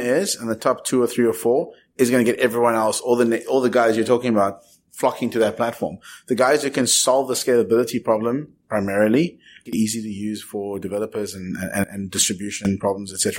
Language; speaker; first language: English; native; English